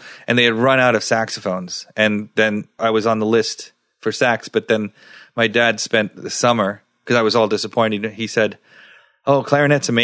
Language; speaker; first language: English; early bilingual, other home language; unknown